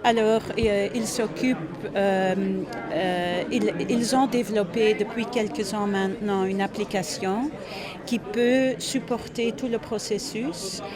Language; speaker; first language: French; non-native, fluent; Dutch